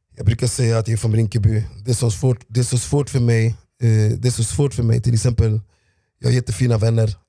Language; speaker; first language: Swedish; early bilingual, other home language; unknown